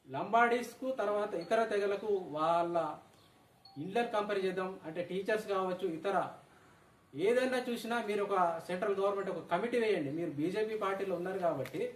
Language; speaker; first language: Telugu; non-native, local second language; Gondi